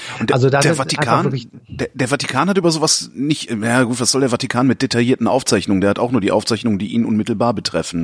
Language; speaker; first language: German; native; German